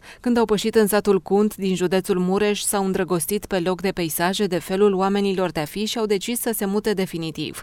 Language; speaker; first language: Romanian; native; Romanian